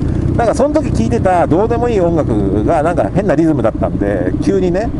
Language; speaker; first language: Japanese; native; Japanese